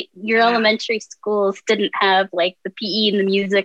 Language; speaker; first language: English; native; English